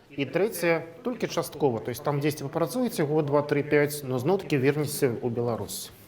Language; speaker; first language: Belarusian; non-native, local second language; Russian